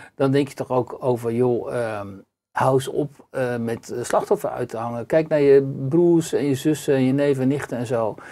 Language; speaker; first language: Dutch; native; Dutch